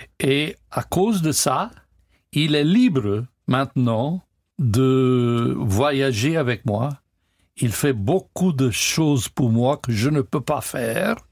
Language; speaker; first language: French; non-native, learner; English